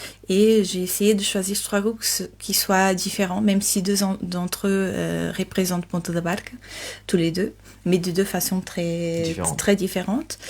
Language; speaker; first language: French; non-native, fluent; Portuguese